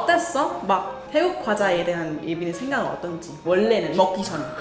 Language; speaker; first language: Korean; non-native, fluent; Thai